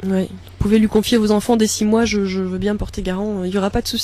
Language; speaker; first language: French; native; French